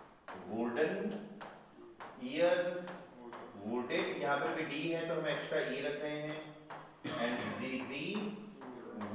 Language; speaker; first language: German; non-native, fluent; Hindi